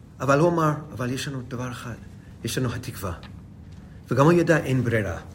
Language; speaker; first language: Hebrew; non-native, fluent; English